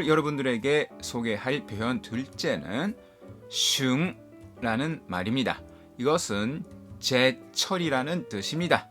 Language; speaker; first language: Korean; non-native, fluent; Japanese